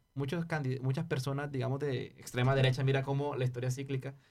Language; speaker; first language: Spanish; native; Spanish